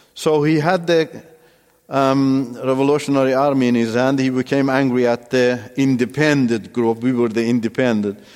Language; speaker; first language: English; non-native, fluent; Turkish